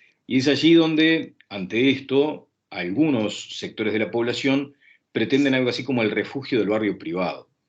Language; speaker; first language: Spanish; native; Spanish